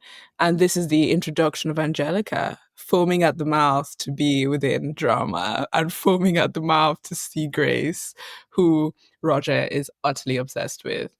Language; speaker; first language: English; native; English